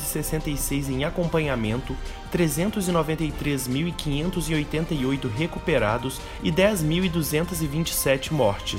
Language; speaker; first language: Portuguese; native; Portuguese